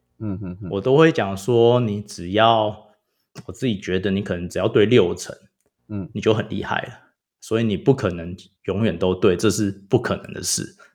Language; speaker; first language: Chinese; native; Chinese